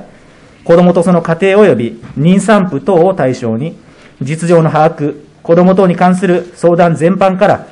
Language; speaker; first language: Japanese; native; Japanese